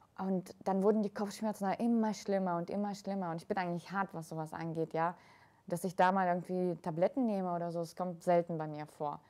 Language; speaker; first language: German; early bilingual, other home language; Russian